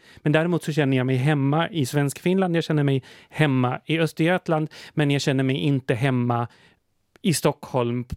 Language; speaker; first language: Swedish; native; Swedish